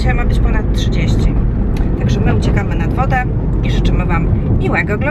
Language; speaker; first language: Polish; native; Polish